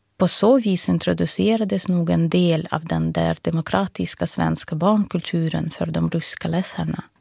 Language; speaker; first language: Swedish; non-native, fluent; Russian